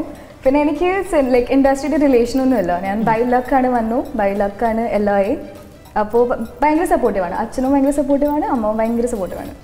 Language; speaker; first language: Malayalam; non-native, local second language; Hindi